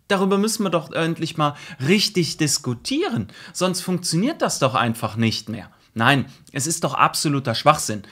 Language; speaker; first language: German; native; German